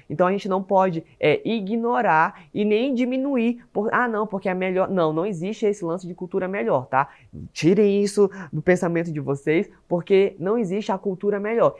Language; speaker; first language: Portuguese; native; Portuguese